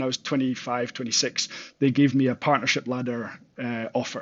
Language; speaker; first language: English; native; English